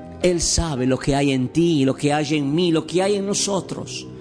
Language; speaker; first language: Spanish; native; Spanish